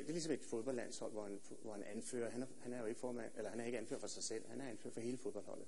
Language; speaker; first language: Danish; native; Danish